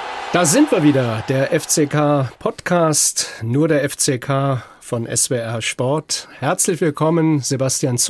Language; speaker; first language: German; native; German